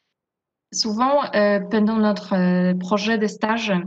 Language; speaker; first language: French; non-native, fluent; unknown